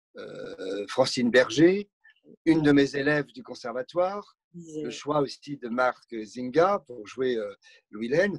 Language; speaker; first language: French; native; French